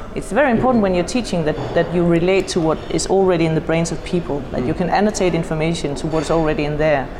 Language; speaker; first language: English; non-native, fluent; Danish